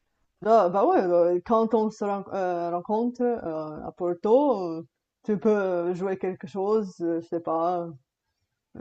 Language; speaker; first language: French; non-native, fluent; Bulgarian